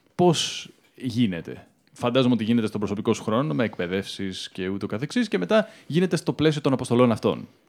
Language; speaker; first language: Greek; native; Greek